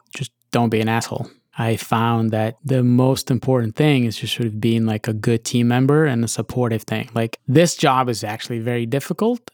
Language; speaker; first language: English; early bilingual, other home language; Russian